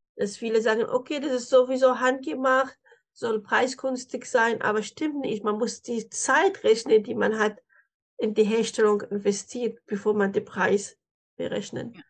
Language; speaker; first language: German; non-native, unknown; Arabic